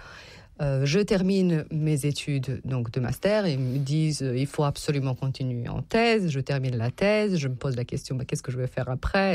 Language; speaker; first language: French; non-native, fluent; Serbian